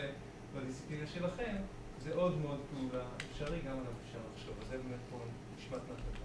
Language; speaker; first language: Hebrew; native; Hebrew